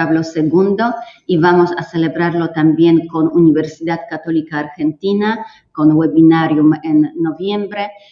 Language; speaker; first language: Spanish; non-native, fluent; Polish